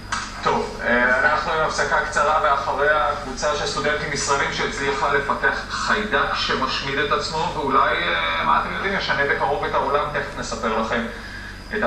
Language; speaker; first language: Hebrew; native; Hebrew